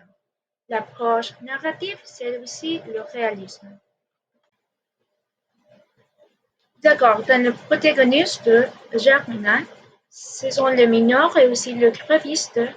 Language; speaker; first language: French; non-native, learner; Spanish